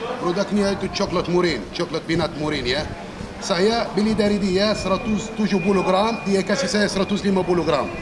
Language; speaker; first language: Indonesian; non-native, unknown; Arabic